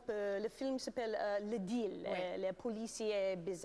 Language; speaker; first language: French; non-native, learner; English